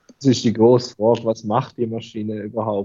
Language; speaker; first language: German; native; German